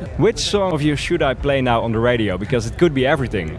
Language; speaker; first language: English; non-native, fluent; Dutch